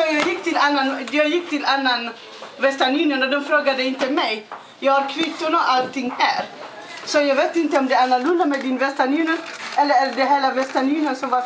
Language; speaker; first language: Swedish; non-native, fluent; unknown